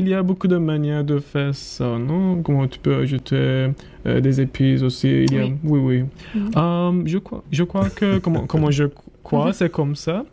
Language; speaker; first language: French; non-native, learner; Turkish